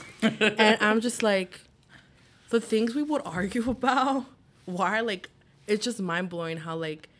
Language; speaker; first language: English; native; English